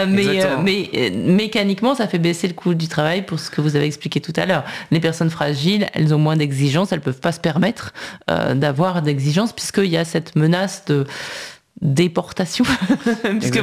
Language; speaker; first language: French; native; French